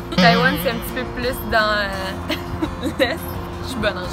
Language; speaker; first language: French; native; French